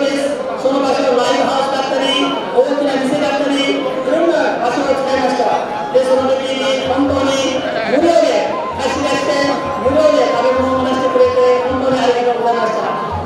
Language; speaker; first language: Japanese; non-native, fluent; Nepali